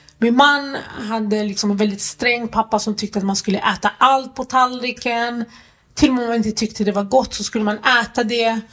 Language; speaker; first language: Swedish; early bilingual, other home language; Arabic